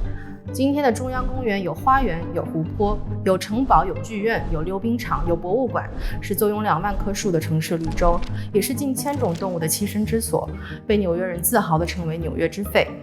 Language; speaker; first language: Chinese; native; Chinese